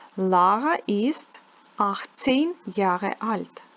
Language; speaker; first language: German; non-native, fluent; Ukrainian